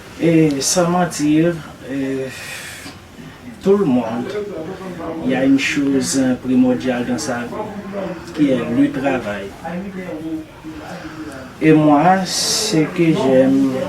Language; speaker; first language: French; non-native, local second language; Haitian Creole